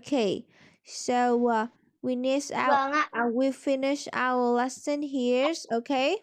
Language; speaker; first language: English; non-native, learner; Vietnamese